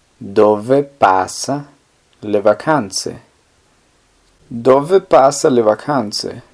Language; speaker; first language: Italian; non-native, fluent; Spanish